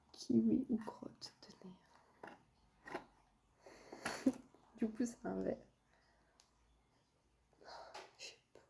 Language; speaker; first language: French; native; French